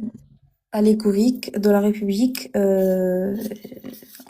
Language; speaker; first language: French; non-native, fluent; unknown